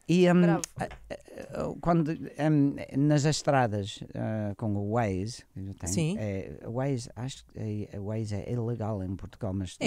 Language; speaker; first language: Portuguese; non-native, learner; English